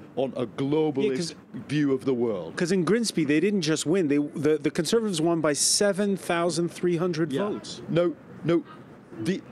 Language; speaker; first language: English; native; English